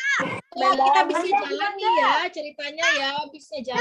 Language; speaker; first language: Indonesian; native; Indonesian